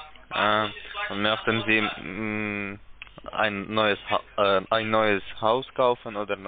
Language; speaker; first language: German; non-native, learner; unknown